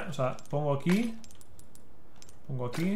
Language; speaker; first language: Spanish; native; Spanish